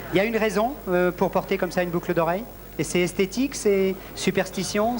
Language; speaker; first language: French; native; French